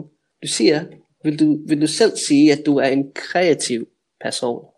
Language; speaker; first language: Danish; non-native, fluent; English